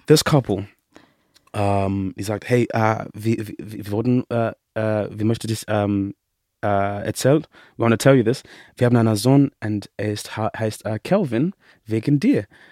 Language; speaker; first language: German; non-native, learner; Shona